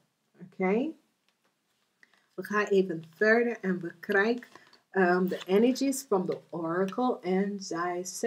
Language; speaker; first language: Dutch; non-native, fluent; English